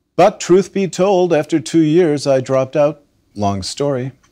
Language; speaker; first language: English; native; English